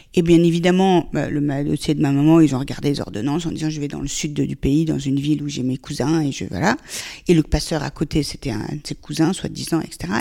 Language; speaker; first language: French; early bilingual, other home language; Persian